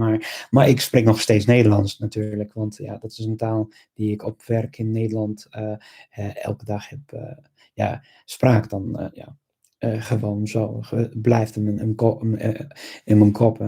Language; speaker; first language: Dutch; non-native, fluent; English